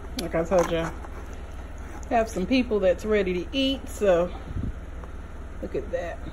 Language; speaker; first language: English; native; English